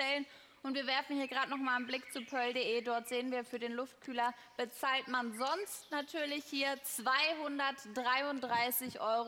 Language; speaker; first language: German; native; German